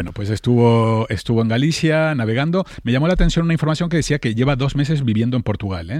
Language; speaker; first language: Spanish; native; Spanish